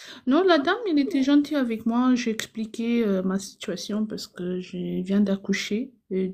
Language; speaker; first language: French; non-native, fluent; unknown